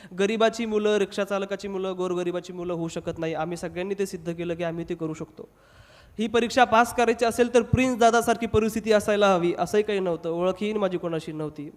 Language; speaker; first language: Marathi; non-native, local second language; Hindi